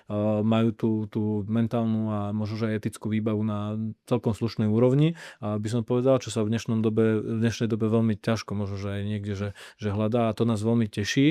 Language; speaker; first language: Slovak; native; Slovak